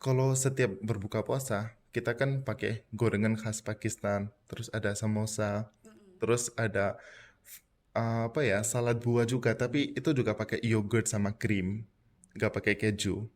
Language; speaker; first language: Indonesian; non-native, fluent; Punjabi